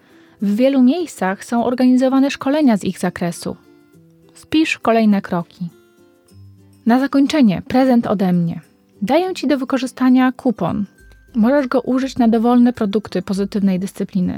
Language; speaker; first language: Polish; native; Polish